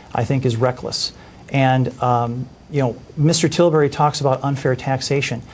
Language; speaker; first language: English; native; English